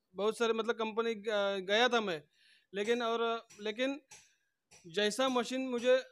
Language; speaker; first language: Hindi; non-native, local second language; Marathi